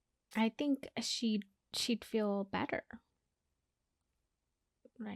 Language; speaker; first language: English; native; English